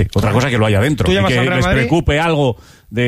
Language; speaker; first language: Spanish; native; Spanish